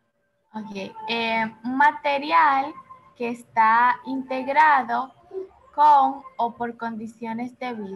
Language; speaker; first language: Spanish; non-native, learner; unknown